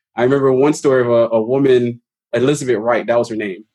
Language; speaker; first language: English; early bilingual, other home language; Haitian Creole